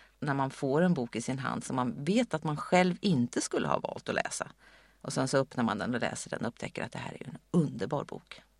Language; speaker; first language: Swedish; native; Swedish